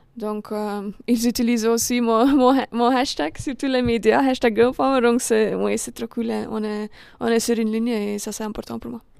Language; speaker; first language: French; non-native, local second language; Dutch